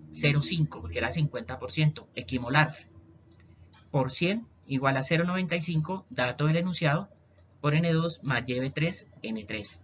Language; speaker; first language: Spanish; native; Spanish